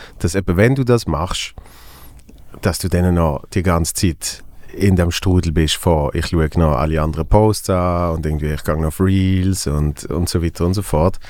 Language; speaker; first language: German; native; German